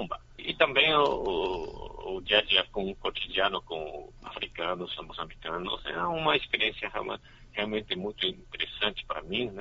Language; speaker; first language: Portuguese; non-native, fluent; Chinese